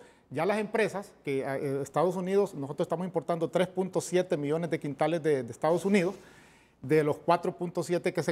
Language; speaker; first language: Spanish; native; Spanish